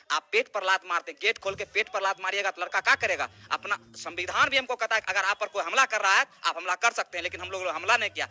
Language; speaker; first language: Hindi; native; Hindi